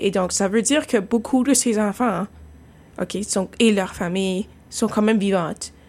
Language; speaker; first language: French; non-native, fluent; English